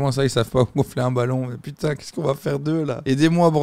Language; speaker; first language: French; native; French